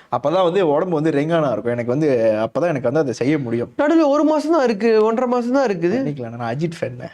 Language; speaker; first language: Tamil; early bilingual, heritage; Tamil